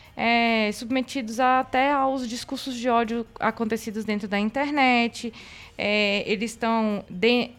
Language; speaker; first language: Portuguese; native; Portuguese